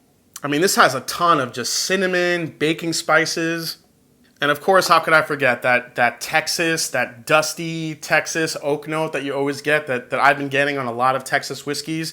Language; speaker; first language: English; native; English